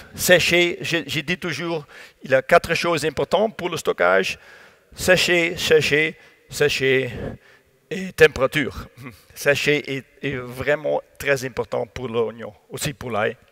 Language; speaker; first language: French; non-native, learner; Dutch